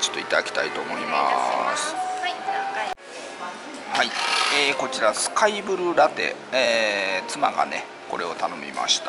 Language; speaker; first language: Japanese; native; Japanese